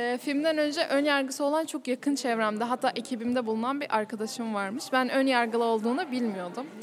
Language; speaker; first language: Turkish; native; Turkish